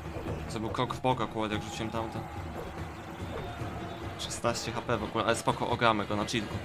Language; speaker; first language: Polish; native; Polish